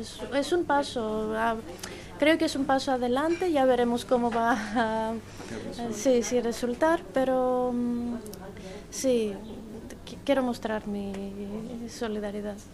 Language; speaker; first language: Spanish; non-native, fluent; Greek